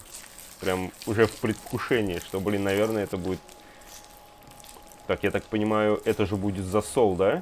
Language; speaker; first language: Russian; native; Russian